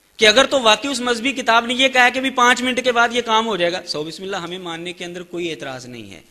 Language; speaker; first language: Urdu; native; Urdu